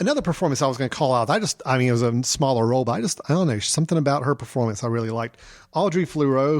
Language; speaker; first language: English; native; English